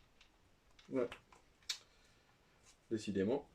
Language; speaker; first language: French; native; French